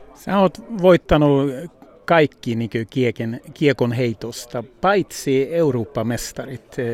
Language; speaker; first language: Finnish; early bilingual, heritage; Finnish